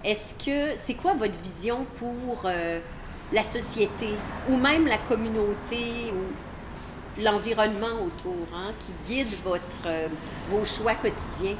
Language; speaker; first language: French; native; French